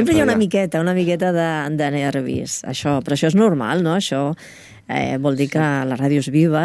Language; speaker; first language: Catalan; native; Catalan